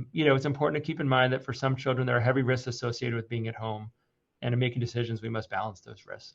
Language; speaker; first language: English; native; English